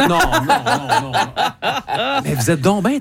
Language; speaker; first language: French; native; French